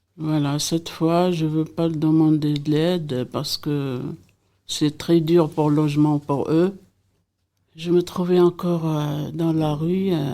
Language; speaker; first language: French; non-native, local second language; Arabic